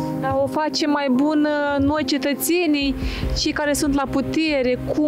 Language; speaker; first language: Romanian; native; Romanian